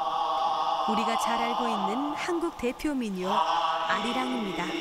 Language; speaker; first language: Korean; native; Korean